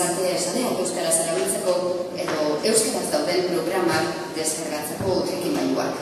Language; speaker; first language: Basque; native; Basque